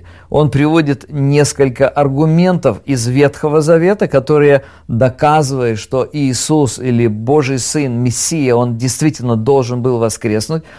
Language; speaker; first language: Russian; native; Russian